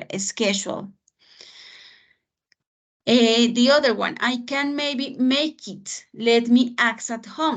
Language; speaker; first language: English; non-native, fluent; Spanish